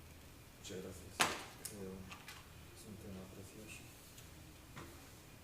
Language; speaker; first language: Spanish; native; Spanish